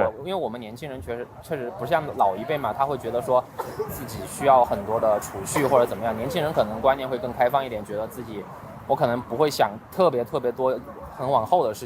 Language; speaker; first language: Chinese; native; Chinese